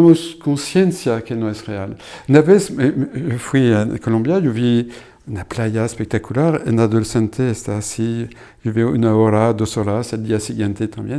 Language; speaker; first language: Spanish; non-native, fluent; French